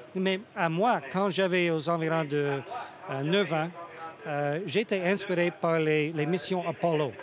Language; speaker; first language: French; non-native, fluent; English